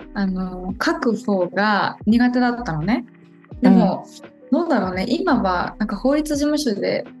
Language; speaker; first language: Japanese; non-native, local second language; Portuguese